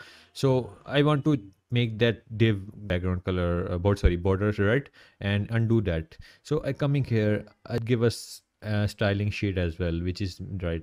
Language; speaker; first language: English; non-native, local second language; Urdu